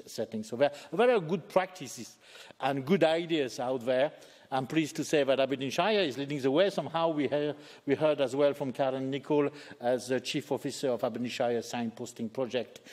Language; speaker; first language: English; native; English